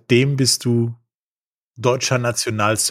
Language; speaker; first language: German; native; German